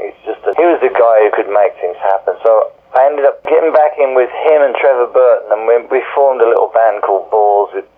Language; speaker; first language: English; native; English